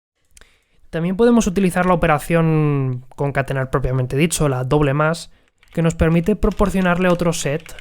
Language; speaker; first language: Spanish; native; Spanish